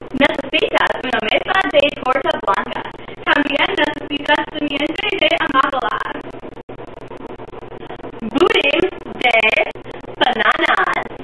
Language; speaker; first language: Spanish; non-native, learner; English